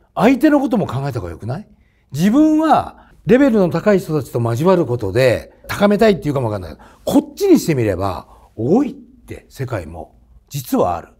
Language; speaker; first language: Japanese; native; Japanese